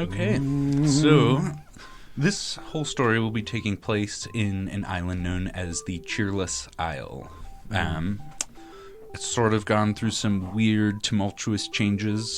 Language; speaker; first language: English; native; English